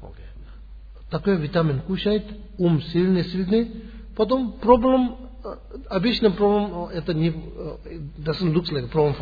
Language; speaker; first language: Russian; non-native, learner; Tibetan